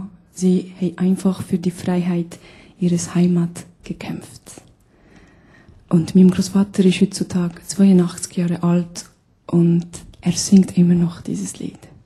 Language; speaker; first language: German; non-native, fluent; Albanian